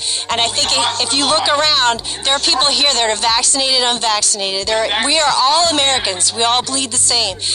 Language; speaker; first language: English; native; English